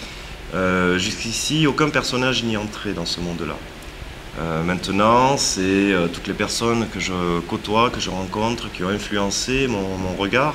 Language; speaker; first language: French; native; French